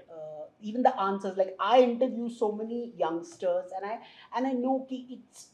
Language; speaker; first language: English; non-native, local second language; Hindi